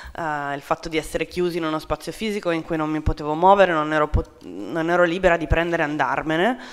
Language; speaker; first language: Italian; native; Italian